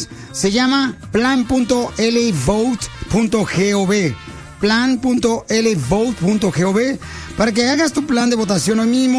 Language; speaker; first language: Spanish; native; Spanish